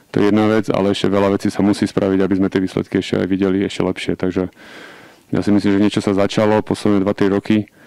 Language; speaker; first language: Slovak; native; Slovak